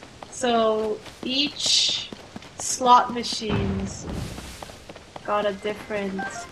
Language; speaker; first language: English; non-native, fluent; Korean